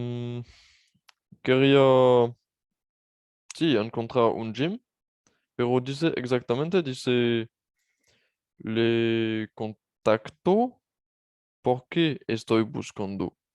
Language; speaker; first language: Spanish; non-native, learner; French